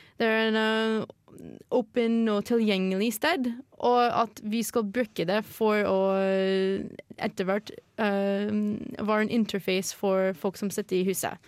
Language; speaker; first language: Norwegian; non-native, fluent; English